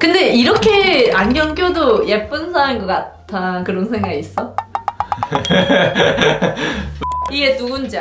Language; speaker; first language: Korean; non-native, fluent; Cantonese